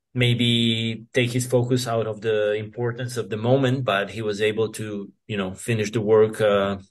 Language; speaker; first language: English; non-native, fluent; Serbian